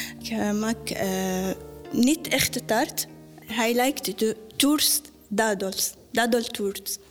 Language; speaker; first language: Dutch; non-native, learner; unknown